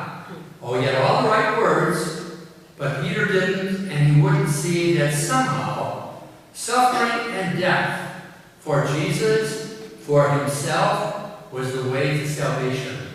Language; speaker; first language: English; native; English